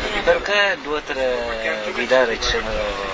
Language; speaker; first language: Italian; non-native, learner; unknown